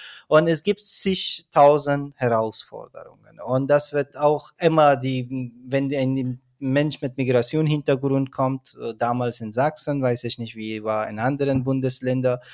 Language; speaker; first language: German; non-native, fluent; Persian